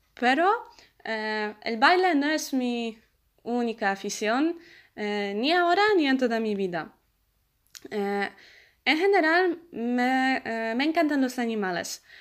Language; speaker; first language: Spanish; non-native, learner; Polish